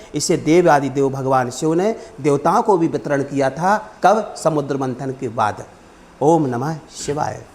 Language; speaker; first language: Hindi; native; Hindi